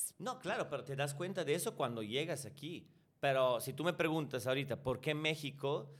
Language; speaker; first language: Spanish; non-native, fluent; Italian